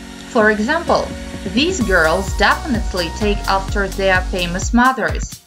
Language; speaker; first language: English; non-native, fluent; Ukrainian